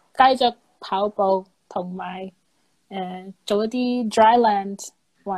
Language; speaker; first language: Chinese; non-native, fluent; English